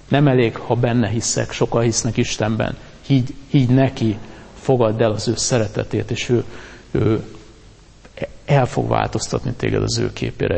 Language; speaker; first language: Hungarian; native; Hungarian